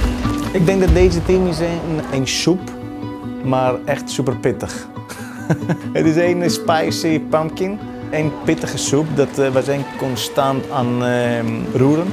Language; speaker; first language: Dutch; non-native, fluent; Greek